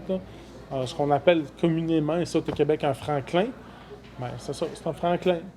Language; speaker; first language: French; native; French